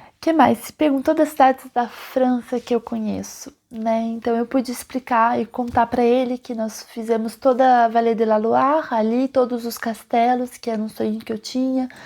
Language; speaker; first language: Portuguese; native; Portuguese